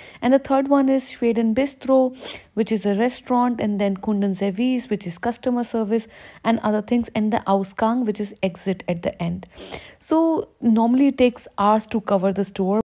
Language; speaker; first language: English; non-native, local second language; Hindi